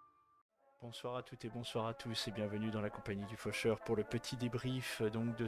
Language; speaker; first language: French; native; French